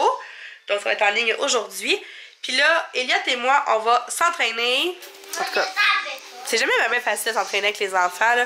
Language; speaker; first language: French; native; French